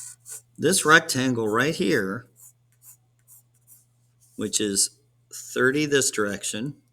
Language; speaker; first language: English; native; English